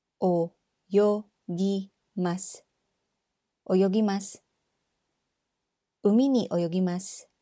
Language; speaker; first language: Japanese; non-native, fluent; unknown